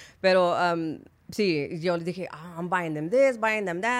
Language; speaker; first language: English; early bilingual, other home language; Spanish